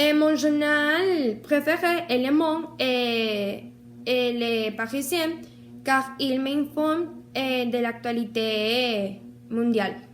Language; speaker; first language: French; non-native, learner; Spanish